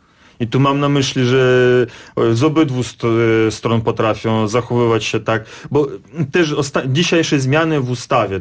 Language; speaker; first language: Polish; non-native, fluent; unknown